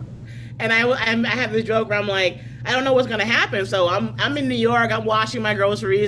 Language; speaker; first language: English; native; English